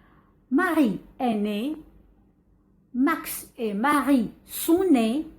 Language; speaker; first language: French; non-native, fluent; Arabic